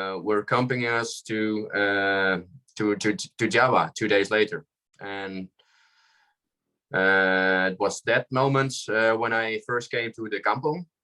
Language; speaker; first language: English; non-native, fluent; Dutch